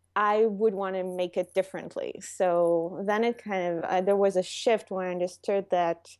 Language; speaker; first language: English; non-native, fluent; Hebrew